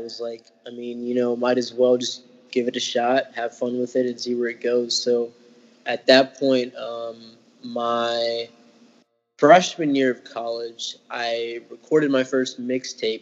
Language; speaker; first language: English; native; English